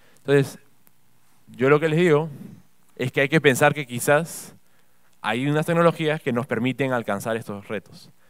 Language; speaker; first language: Spanish; native; Spanish